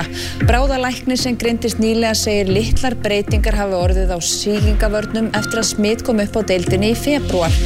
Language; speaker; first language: Icelandic; native; Icelandic